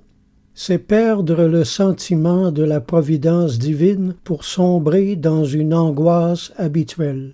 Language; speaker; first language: French; native; French